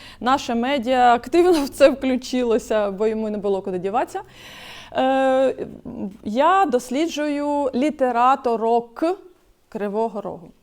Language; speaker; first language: Ukrainian; native; Ukrainian